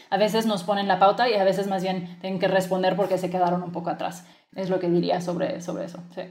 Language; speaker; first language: Spanish; early bilingual, other home language; French